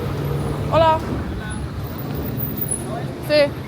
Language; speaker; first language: Spanish; non-native, learner; English